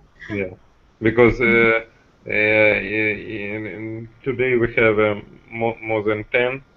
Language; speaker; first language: English; non-native, learner; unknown